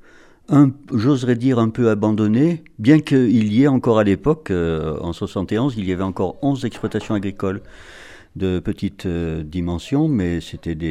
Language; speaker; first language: French; native; French